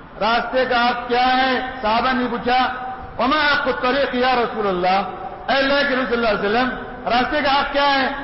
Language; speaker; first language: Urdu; non-native, local second language; Konkani